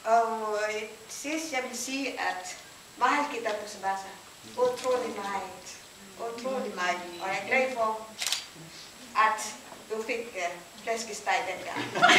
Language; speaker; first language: Danish; non-native, learner; Filipino